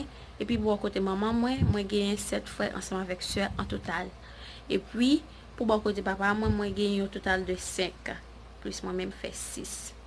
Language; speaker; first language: French; non-native, learner; Haitian Creole